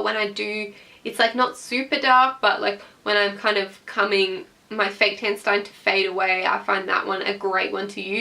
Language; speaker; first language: English; native; English